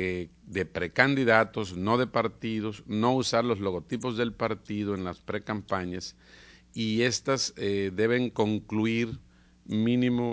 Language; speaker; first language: Spanish; native; Spanish